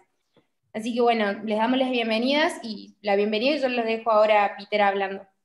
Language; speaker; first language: Spanish; native; Spanish